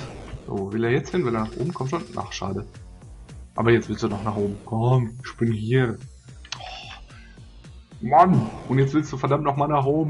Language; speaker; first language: German; native; German